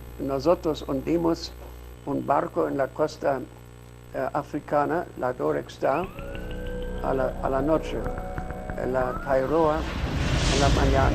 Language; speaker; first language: Spanish; non-native, fluent; German